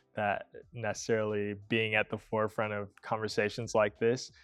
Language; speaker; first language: English; native; English